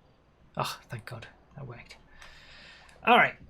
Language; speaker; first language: English; native; English